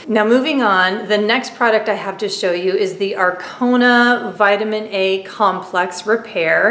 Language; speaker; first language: English; native; English